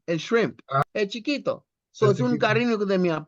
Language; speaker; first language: Spanish; non-native, learner; English